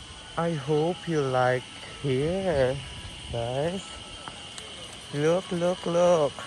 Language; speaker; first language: English; non-native, local second language; Filipino